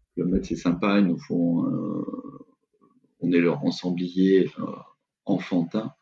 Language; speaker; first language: French; native; French